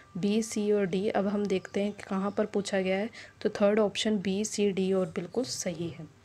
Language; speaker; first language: Hindi; non-native, local second language; Punjabi